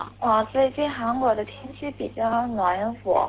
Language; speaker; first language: Chinese; non-native, learner; Korean